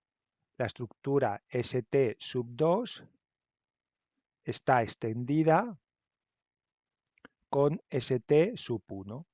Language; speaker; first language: Spanish; native; Spanish